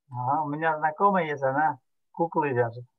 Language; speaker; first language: Russian; native; Russian